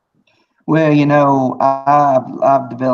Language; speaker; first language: English; native; English